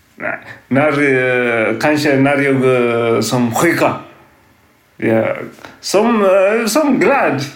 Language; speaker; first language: Swedish; non-native, learner; Tigrinya